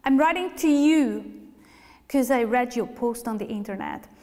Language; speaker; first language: English; non-native, fluent; Hungarian